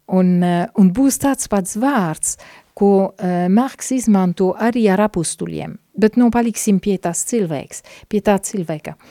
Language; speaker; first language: Latvian; non-native, fluent; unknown